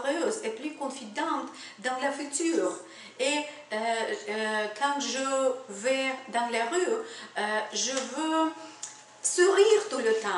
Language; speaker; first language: French; non-native, learner; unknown